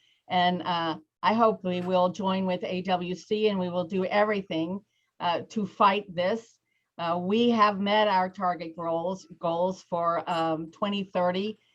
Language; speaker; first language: English; native; English